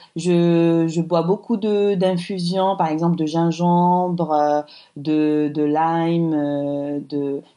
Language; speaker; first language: French; non-native, local second language; Arabic